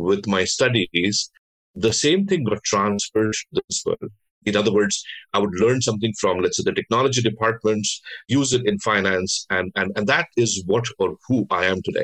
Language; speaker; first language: English; non-native, local second language; Bangla